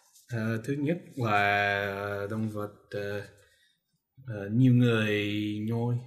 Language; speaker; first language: Vietnamese; non-native, learner; English